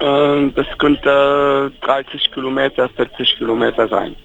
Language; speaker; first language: German; non-native, fluent; Arabic